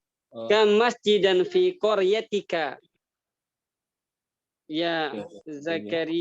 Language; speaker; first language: Arabic; non-native, fluent; Indonesian